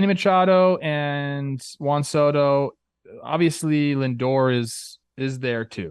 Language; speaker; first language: English; native; English